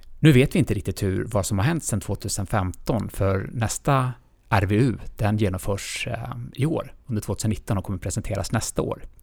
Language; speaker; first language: Swedish; native; Swedish